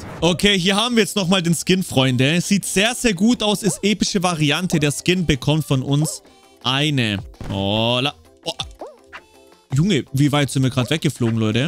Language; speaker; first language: German; native; German